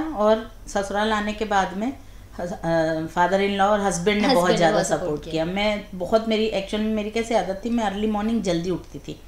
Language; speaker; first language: Hindi; native; Hindi